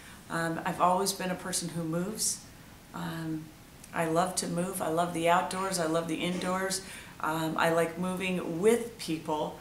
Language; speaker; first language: English; native; English